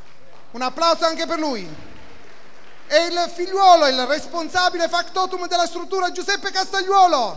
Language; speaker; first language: Italian; native; Italian